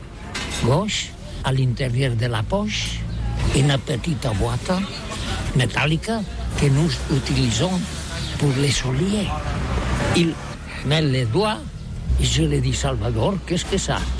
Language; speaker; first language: French; non-native, learner; Catalan